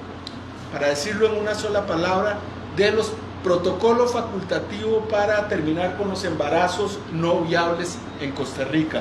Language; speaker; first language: Spanish; native; Spanish